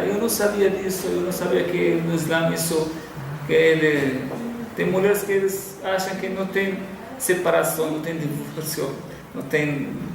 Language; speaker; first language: Portuguese; non-native, fluent; Arabic